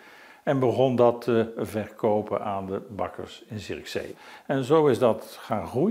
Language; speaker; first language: Dutch; native; Dutch